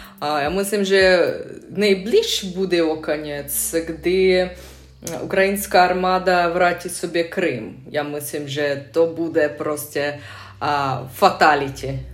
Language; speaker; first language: Czech; non-native, fluent; Russian